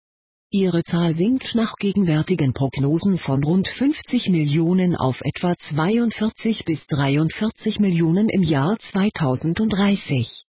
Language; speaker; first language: German; native; German